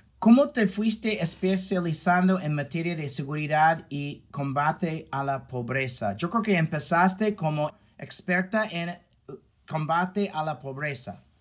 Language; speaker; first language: Spanish; non-native, fluent; English